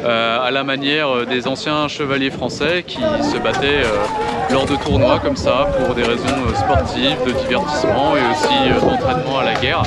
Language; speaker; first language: French; native; French